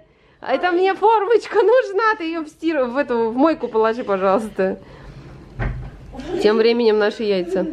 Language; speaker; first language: Russian; native; Russian